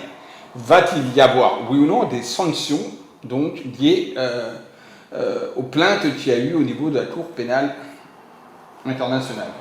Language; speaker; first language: French; native; French